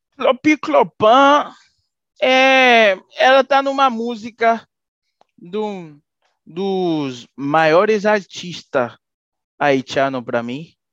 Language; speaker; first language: Portuguese; non-native, fluent; Haitian Creole